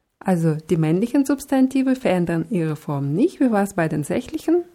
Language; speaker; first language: German; non-native, fluent; Russian